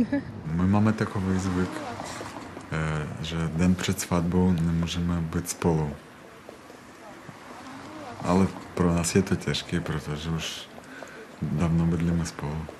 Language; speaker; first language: Czech; non-native, fluent; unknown